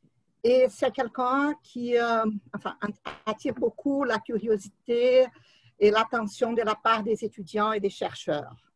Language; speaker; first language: French; non-native, fluent; Portuguese